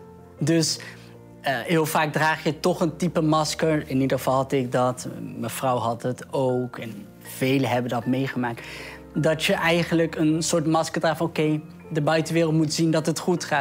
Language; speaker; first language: Dutch; early bilingual, other home language; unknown